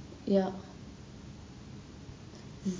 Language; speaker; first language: Dutch; non-native, learner; Arabic